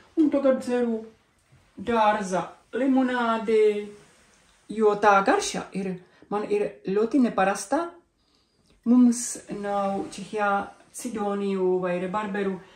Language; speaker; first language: Latvian; non-native, learner; Czech